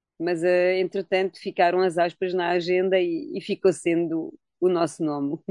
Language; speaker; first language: Portuguese; early bilingual, heritage; Portuguese